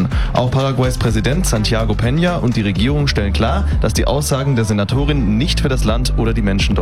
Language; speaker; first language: German; native; German